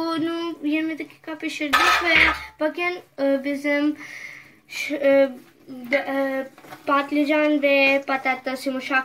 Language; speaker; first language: Turkish; non-native, learner; Urdu